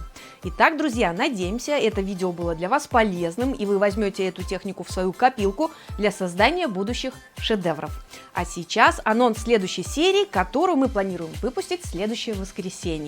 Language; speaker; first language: Russian; native; Russian